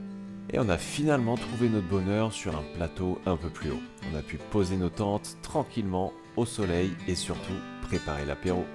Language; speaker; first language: French; native; French